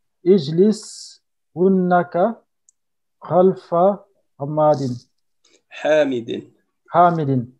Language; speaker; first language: Arabic; non-native, learner; French